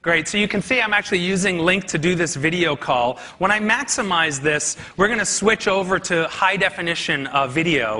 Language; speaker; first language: English; native; English